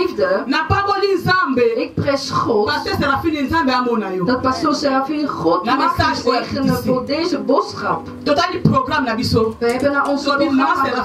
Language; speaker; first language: Dutch; non-native, fluent; Lingala